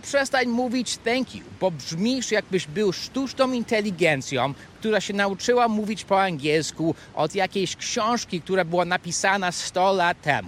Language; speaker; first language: Polish; non-native, fluent; English